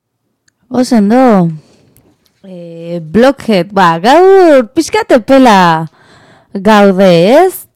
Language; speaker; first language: Basque; non-native, local second language; Spanish